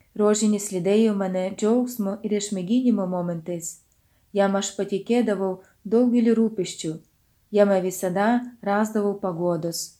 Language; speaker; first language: Lithuanian; non-native, fluent; Ukrainian